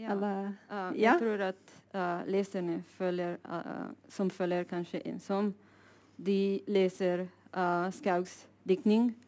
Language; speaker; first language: Norwegian; non-native, fluent; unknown